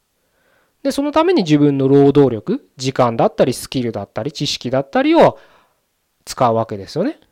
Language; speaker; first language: Japanese; native; Japanese